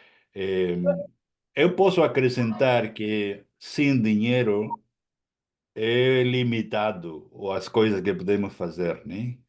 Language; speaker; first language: Portuguese; non-native, fluent; Spanish